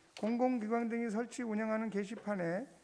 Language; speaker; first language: Korean; native; Korean